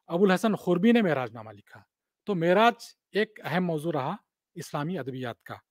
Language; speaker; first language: Hindi; non-native, local second language; Urdu